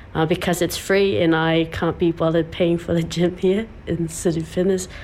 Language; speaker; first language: English; early bilingual, other home language; Samoan